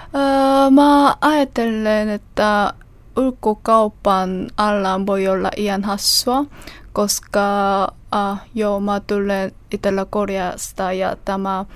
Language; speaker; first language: Finnish; non-native, fluent; Korean